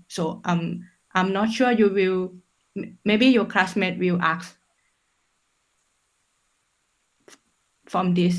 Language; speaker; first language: English; non-native, fluent; Thai